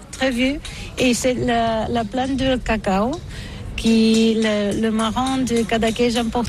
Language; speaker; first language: French; non-native, learner; Catalan